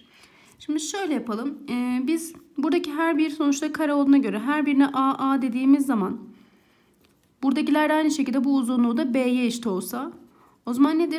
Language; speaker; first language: Turkish; native; Turkish